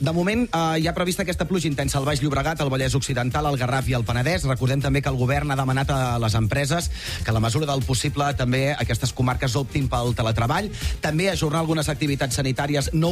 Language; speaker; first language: Catalan; native; Catalan